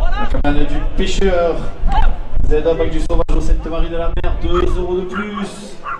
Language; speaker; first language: French; native; French